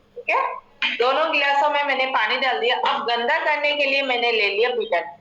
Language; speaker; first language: Hindi; non-native, local second language; Assamese